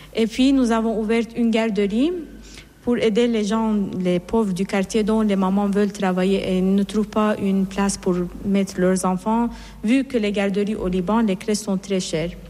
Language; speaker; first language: French; non-native, fluent; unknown